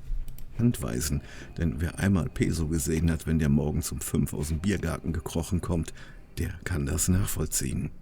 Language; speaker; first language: German; native; German